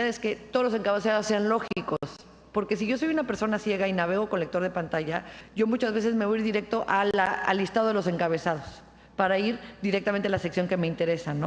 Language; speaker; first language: Spanish; native; Spanish